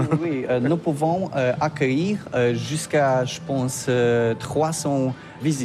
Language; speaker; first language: French; non-native, learner; Polish